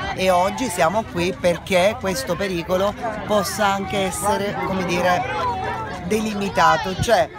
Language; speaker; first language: Italian; native; Italian